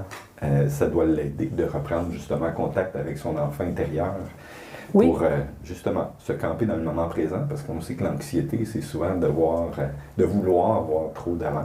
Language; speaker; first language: French; native; French